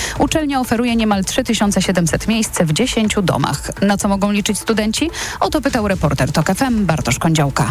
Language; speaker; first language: Polish; native; Polish